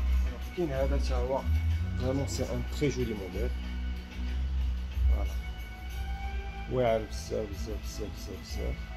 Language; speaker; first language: Arabic; native; Arabic